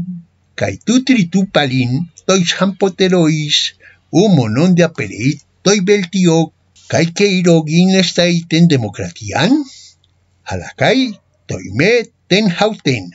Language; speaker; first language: Greek; non-native, fluent; Spanish